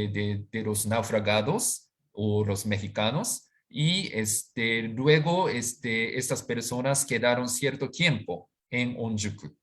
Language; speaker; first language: Spanish; non-native, fluent; Japanese